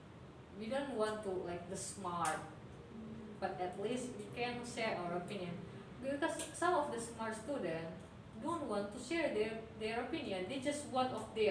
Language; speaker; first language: English; non-native, learner; Indonesian